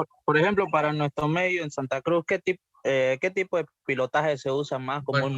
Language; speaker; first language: Spanish; native; Spanish